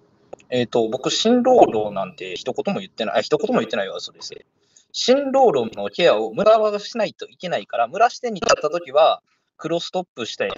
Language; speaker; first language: Japanese; native; Japanese